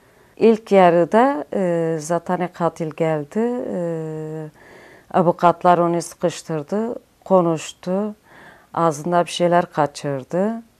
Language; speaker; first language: Turkish; non-native, local second language; Kurdish